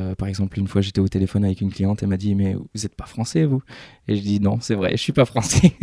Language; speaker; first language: French; early bilingual, other home language; English